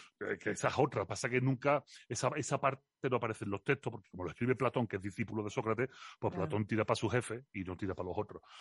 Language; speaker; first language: Spanish; native; Spanish